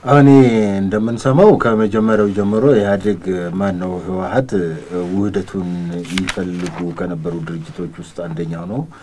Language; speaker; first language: Amharic; non-native, local second language; Oromo